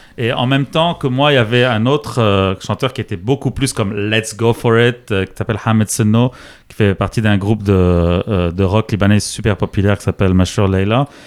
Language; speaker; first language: French; non-native, local second language; Arabic